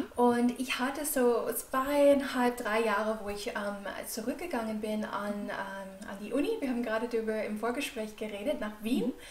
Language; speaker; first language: German; non-native, fluent; English